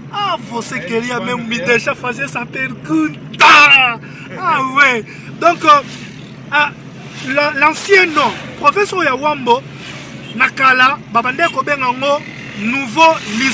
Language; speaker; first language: Portuguese; non-native, learner; Lingala